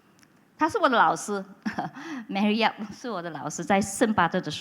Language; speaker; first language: Chinese; non-native, local second language; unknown